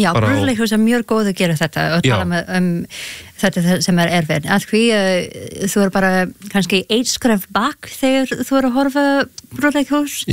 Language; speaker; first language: Icelandic; non-native, learner; English